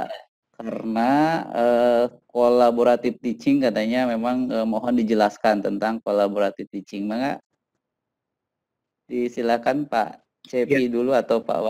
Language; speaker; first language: Indonesian; native; Indonesian